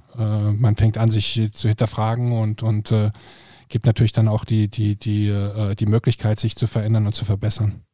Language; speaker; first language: German; non-native, fluent; Icelandic